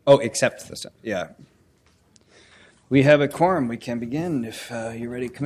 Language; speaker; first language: English; native; English